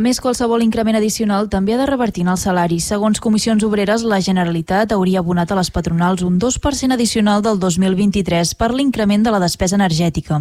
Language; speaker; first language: Catalan; native; Catalan